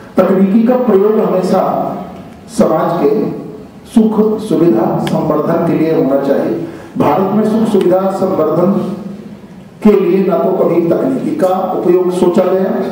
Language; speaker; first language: Hindi; native; Hindi